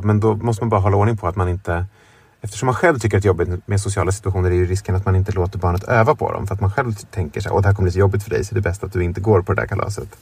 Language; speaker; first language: Swedish; native; Swedish